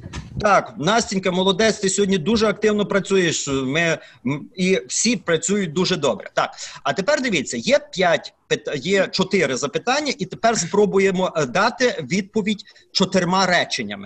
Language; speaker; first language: Ukrainian; native; Ukrainian